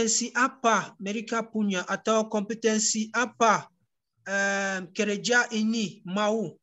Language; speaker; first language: Indonesian; non-native, learner; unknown